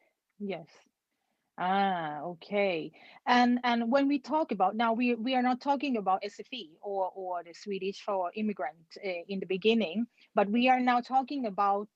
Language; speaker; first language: English; non-native, learner; Thai